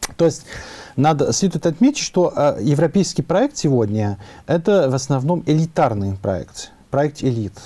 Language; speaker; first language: Russian; non-native, fluent; French